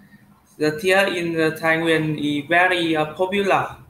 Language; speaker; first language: English; non-native, learner; Vietnamese